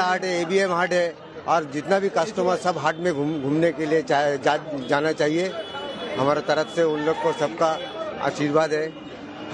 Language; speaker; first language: Hindi; non-native, local second language; Bangla